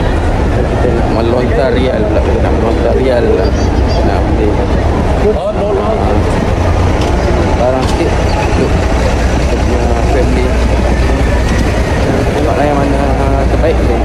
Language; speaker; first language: Malay; native; Malay